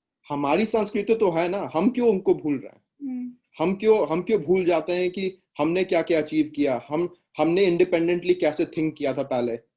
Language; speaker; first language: Hindi; native; Hindi